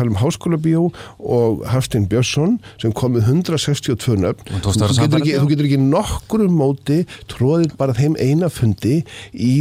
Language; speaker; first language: Icelandic; native; Icelandic